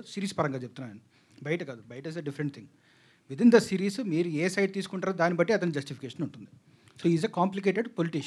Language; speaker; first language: Telugu; native; Telugu